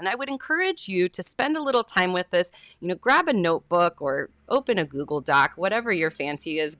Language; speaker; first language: English; native; English